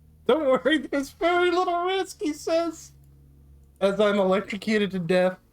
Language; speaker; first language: English; native; English